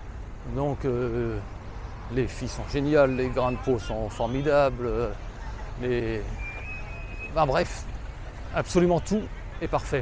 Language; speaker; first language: French; native; French